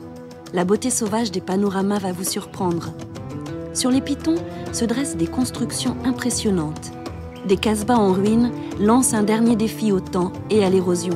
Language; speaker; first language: French; native; French